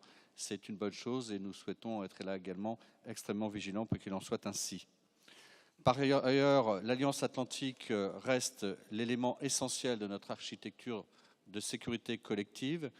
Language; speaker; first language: French; native; French